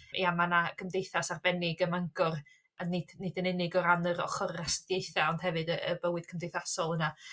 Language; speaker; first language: Welsh; native; Welsh